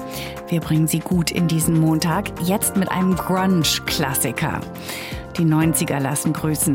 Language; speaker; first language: German; native; German